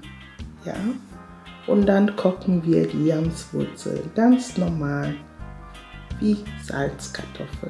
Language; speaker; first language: German; non-native, fluent; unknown